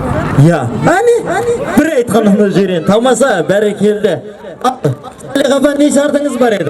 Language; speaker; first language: Kazakh; native; Kazakh